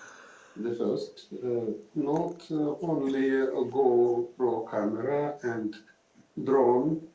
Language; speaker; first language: English; non-native, fluent; Ukrainian